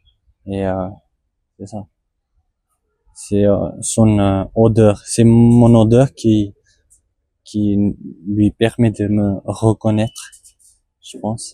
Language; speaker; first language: French; non-native, learner; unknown